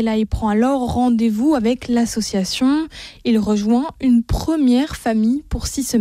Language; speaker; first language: French; native; French